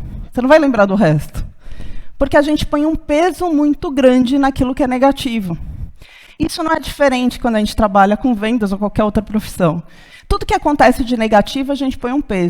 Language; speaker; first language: Portuguese; native; Portuguese